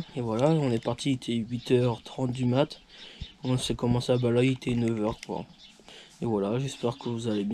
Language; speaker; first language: French; native; French